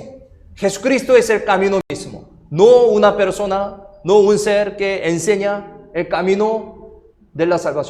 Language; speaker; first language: Spanish; non-native, fluent; Korean